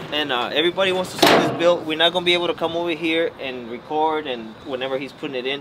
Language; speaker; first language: English; early bilingual, other home language; Spanish